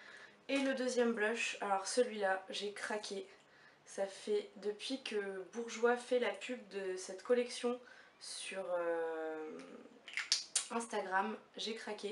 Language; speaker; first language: French; native; French